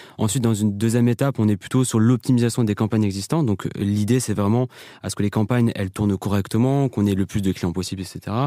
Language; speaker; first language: French; native; French